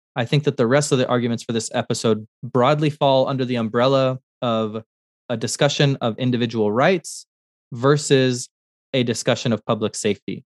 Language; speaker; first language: English; native; English